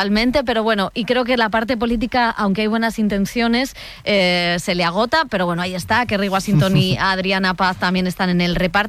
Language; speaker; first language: Spanish; native; Spanish